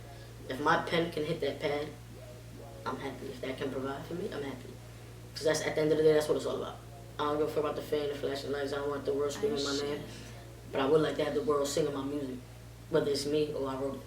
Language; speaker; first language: English; native; English